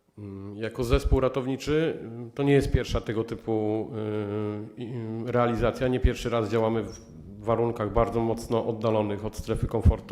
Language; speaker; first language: Polish; native; Polish